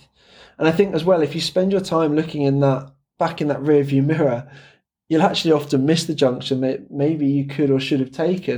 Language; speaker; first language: English; native; English